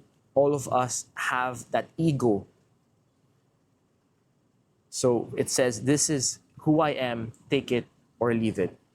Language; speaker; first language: English; non-native, local second language; Filipino